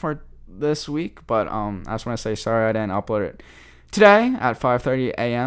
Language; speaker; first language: English; native; English